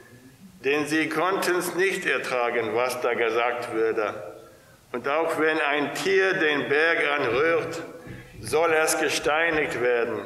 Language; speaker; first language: German; non-native, fluent; English